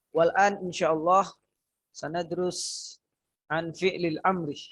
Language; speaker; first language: Arabic; non-native, learner; Indonesian